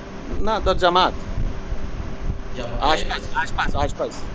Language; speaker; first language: Persian; non-native, learner; Urdu